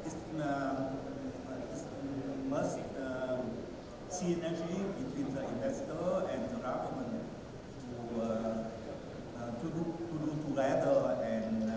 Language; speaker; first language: English; non-native, learner; Vietnamese